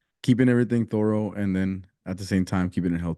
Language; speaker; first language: English; early bilingual, other home language; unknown